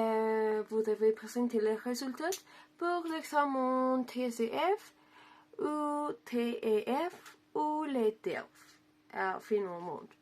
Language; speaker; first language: French; non-native, learner; Spanish